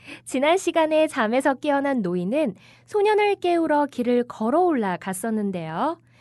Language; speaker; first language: Korean; native; Korean